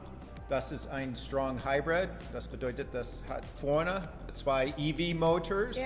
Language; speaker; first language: German; non-native, fluent; English